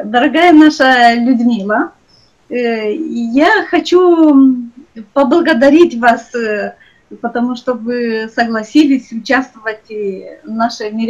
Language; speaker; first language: Russian; non-native, local second language; Romanian